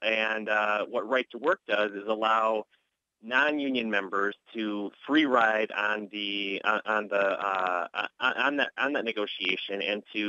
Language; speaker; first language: English; native; English